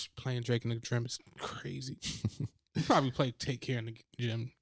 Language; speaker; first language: English; native; English